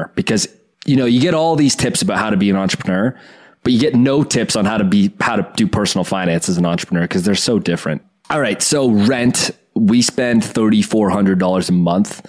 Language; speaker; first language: English; native; English